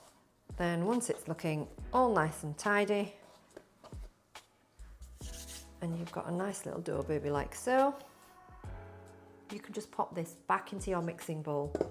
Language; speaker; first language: English; native; English